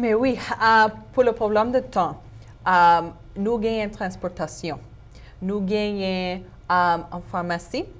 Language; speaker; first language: Haitian Creole; non-native, learner; English